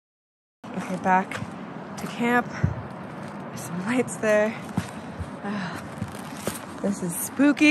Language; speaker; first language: English; native; English